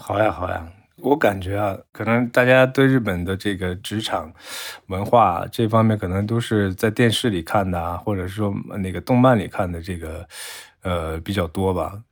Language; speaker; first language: Chinese; non-native, fluent; Japanese